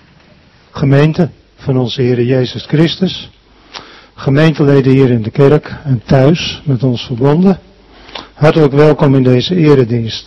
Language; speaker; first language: Dutch; native; Dutch